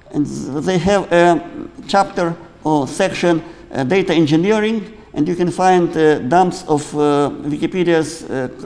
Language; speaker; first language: English; non-native, fluent; Ukrainian